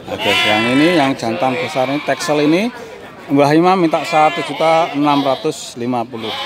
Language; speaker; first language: Indonesian; non-native, local second language; Javanese